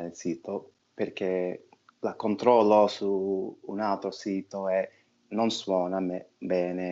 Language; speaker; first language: Italian; non-native, fluent; English